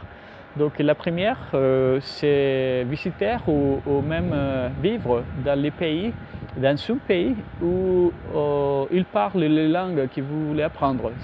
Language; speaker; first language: French; non-native, fluent; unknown